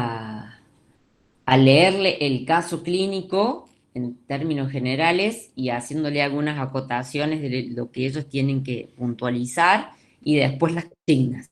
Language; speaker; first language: Spanish; native; Spanish